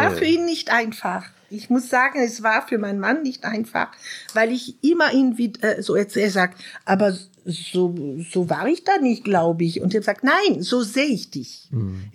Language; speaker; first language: German; non-native, fluent; French